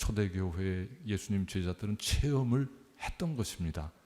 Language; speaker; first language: Korean; native; Korean